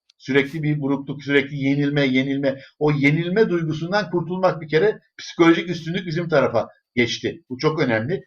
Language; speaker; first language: Turkish; early bilingual, other home language; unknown